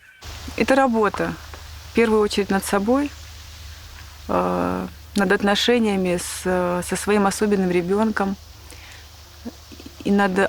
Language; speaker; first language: Russian; native; Russian